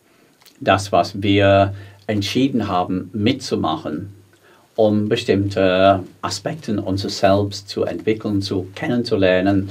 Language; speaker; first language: German; non-native, fluent; English